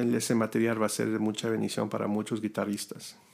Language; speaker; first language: Spanish; early bilingual, heritage; Spanish